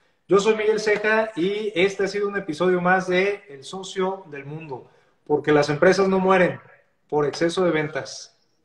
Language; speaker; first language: Spanish; native; Spanish